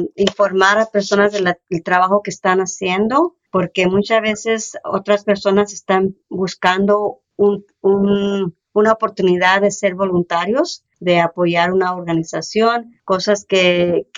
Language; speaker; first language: Spanish; early bilingual, heritage; Spanish